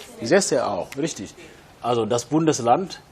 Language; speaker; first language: German; non-native, fluent; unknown